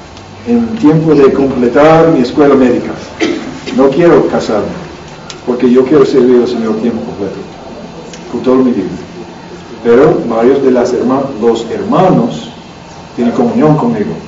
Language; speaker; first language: Spanish; non-native, learner; English